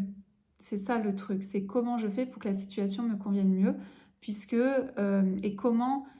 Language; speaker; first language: French; native; French